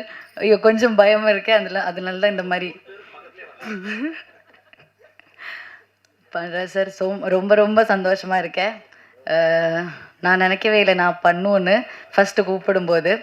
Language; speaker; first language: Tamil; non-native, learner; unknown